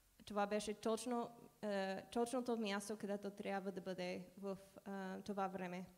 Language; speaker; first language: Bulgarian; non-native, learner; English